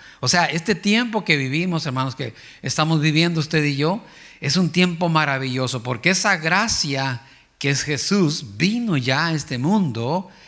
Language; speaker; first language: Spanish; native; Spanish